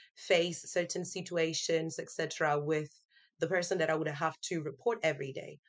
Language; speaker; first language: English; non-native, fluent; Italian